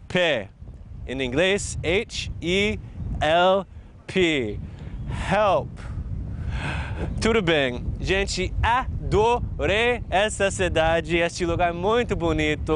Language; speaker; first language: Portuguese; non-native, fluent; English